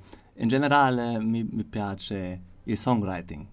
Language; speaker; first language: Italian; non-native, learner; German